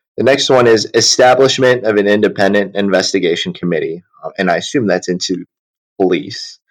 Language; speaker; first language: English; early bilingual, other home language; Chinese